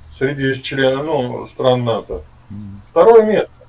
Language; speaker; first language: Russian; native; Russian